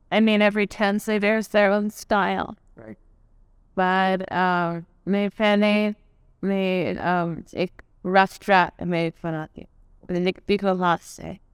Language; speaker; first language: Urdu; non-native, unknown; English